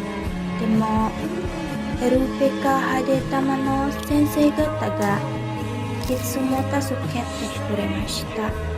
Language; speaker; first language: Japanese; non-native, learner; Indonesian